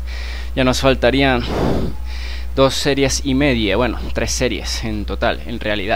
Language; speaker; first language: Spanish; native; Spanish